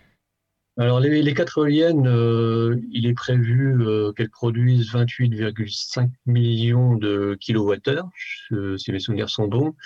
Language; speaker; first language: French; native; French